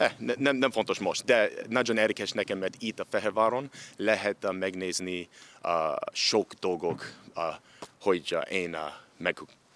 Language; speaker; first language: Hungarian; non-native, learner; English